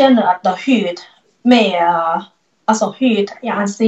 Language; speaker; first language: Swedish; non-native, learner; Thai